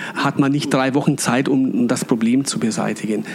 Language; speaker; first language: German; native; German